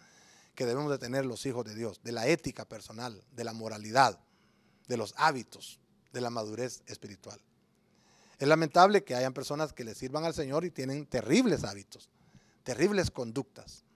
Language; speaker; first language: Spanish; native; Spanish